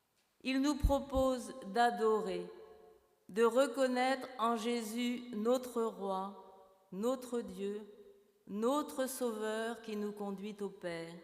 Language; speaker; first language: French; native; French